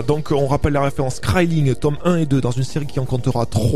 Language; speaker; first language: French; native; French